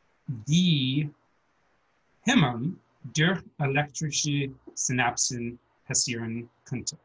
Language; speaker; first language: German; non-native, learner; English